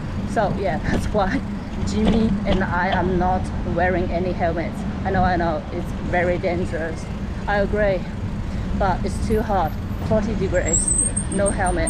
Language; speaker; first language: English; non-native, fluent; Chinese